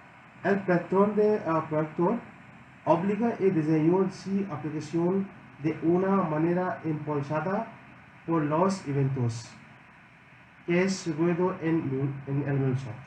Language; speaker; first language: Spanish; non-native, learner; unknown